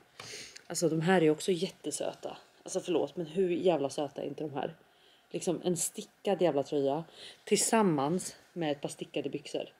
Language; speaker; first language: Swedish; native; Swedish